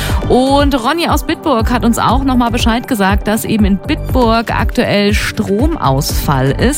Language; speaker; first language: German; native; German